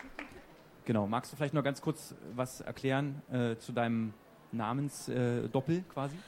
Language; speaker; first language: German; native; German